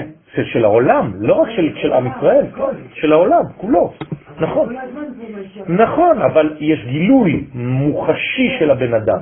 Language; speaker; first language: Hebrew; non-native, fluent; French